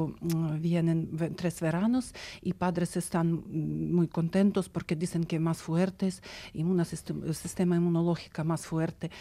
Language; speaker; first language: Spanish; non-native, learner; Ukrainian